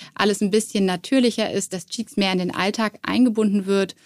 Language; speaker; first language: German; native; German